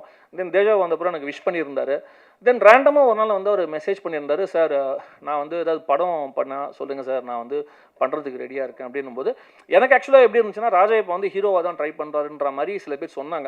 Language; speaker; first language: Tamil; native; Tamil